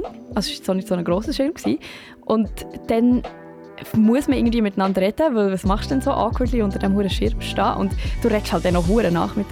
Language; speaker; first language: German; native; German